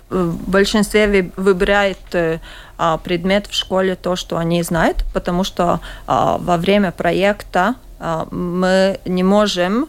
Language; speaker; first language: Russian; non-native, local second language; Latvian